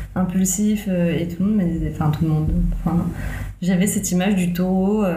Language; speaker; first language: French; non-native, local second language; Arabic